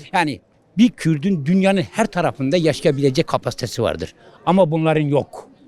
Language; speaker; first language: Turkish; non-native, local second language; Kurdish